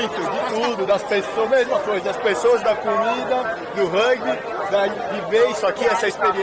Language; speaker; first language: Portuguese; native; Portuguese